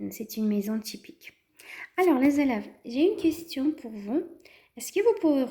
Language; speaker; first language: French; non-native, fluent; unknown